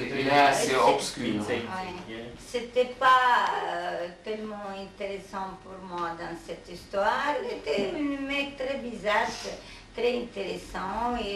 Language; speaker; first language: French; non-native, fluent; Hungarian